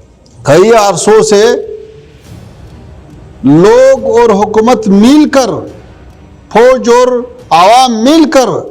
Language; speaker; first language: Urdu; non-native, fluent; Pashto